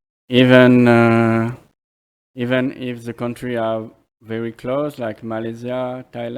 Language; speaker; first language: English; non-native, fluent; French